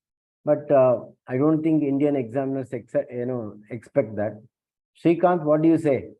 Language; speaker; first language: English; non-native, local second language; Kannada